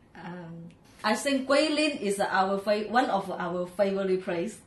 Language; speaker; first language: English; non-native, learner; Chinese